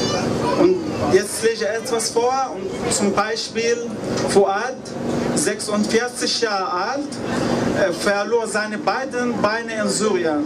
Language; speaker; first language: German; non-native, learner; Arabic